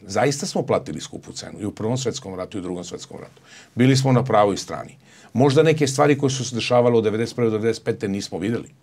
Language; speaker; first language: Serbian; native; Serbian